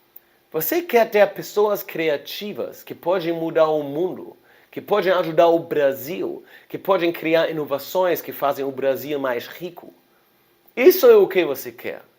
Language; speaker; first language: Portuguese; non-native, fluent; German